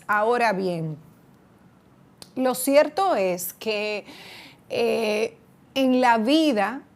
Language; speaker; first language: Spanish; native; Spanish